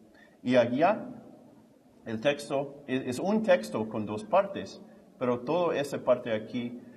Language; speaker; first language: Spanish; non-native, fluent; English